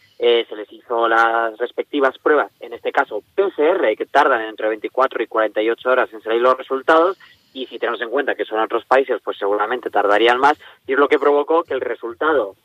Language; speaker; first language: Spanish; native; Spanish